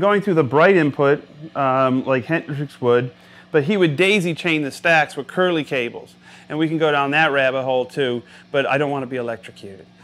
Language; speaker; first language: English; native; English